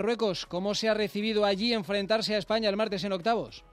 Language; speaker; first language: Spanish; native; Spanish